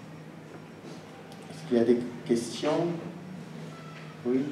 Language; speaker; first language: French; non-native, fluent; English